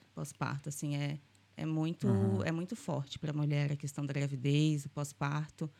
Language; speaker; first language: Portuguese; native; Portuguese